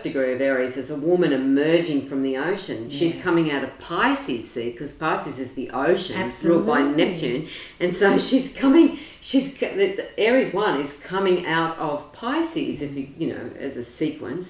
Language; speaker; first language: English; native; English